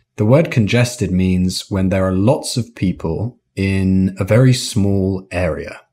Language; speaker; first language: English; native; English